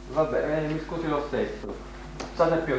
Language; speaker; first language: Italian; native; Italian